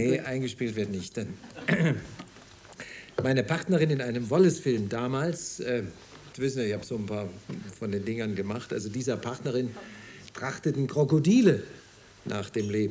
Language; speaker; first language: German; native; German